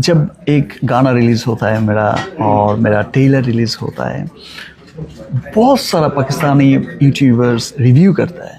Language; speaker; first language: Hindi; non-native, learner; Bangla